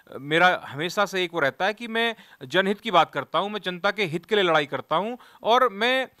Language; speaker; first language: Hindi; native; Hindi